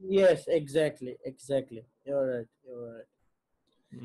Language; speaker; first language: English; non-native, local second language; Bangla